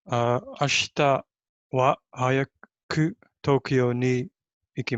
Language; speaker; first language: Japanese; non-native, learner; English